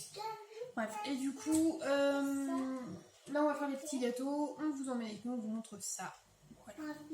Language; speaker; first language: French; native; French